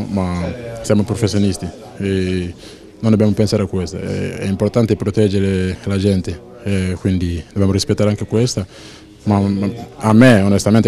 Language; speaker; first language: Italian; non-native, fluent; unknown